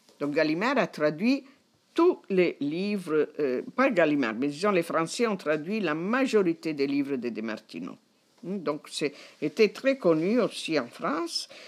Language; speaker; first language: French; non-native, fluent; Italian